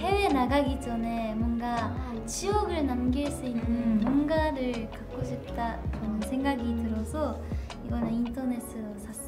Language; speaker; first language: Korean; non-native, fluent; Japanese